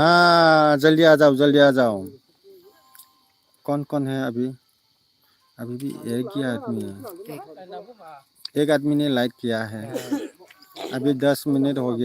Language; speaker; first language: Hindi; non-native, local second language; Bodo